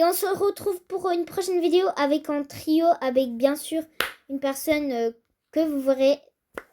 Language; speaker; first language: French; native; French